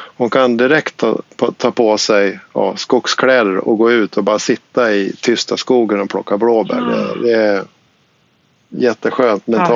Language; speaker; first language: Swedish; native; Swedish